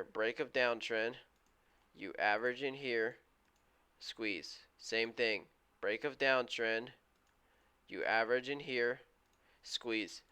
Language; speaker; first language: English; native; English